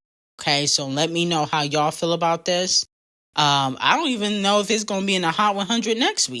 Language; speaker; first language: English; native; English